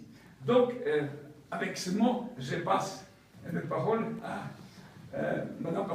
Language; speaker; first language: French; non-native, fluent; Ukrainian